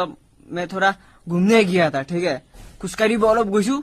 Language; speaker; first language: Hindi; non-native, local second language; Assamese